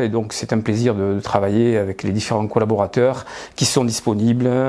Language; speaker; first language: French; native; French